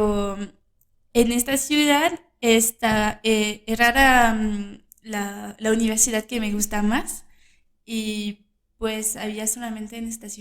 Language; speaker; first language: Spanish; non-native, fluent; French